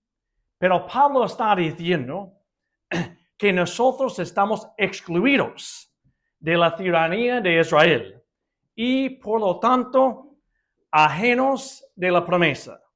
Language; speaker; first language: Spanish; non-native, fluent; English